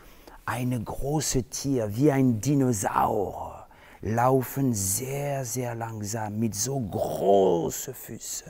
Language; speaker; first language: German; non-native, fluent; French